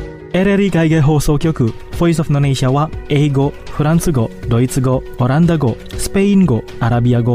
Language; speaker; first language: Japanese; non-native, fluent; Indonesian